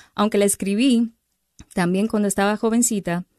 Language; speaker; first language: Spanish; native; Spanish